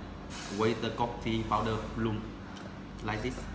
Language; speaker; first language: English; non-native, learner; Vietnamese